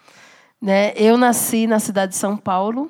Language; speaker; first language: Portuguese; native; Portuguese